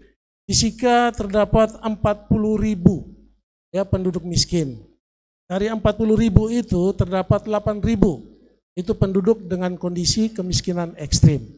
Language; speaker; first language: Indonesian; native; Indonesian